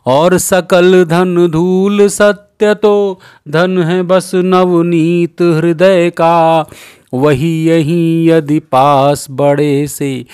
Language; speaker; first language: Hindi; native; Hindi